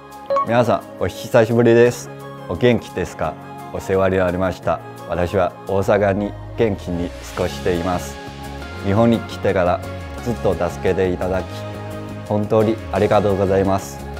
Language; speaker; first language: Japanese; non-native, learner; Chinese